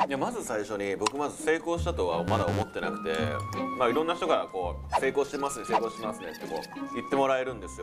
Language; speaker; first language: Japanese; native; Japanese